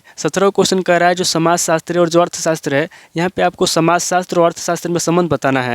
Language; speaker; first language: Hindi; native; Hindi